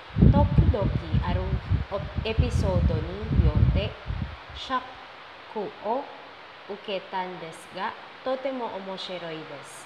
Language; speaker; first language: Japanese; non-native, learner; Filipino